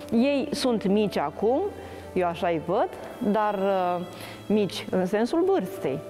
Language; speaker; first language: Romanian; native; Romanian